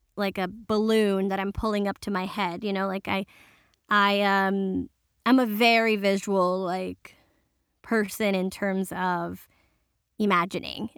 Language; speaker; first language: English; early bilingual, other home language; Spanish